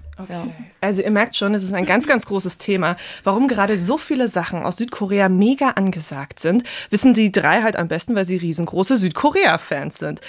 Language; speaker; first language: German; native; German